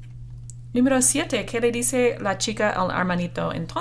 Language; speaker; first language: Spanish; non-native, fluent; English